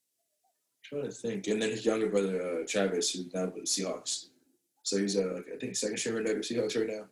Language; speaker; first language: English; native; English